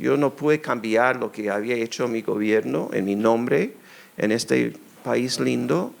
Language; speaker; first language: Spanish; non-native, fluent; English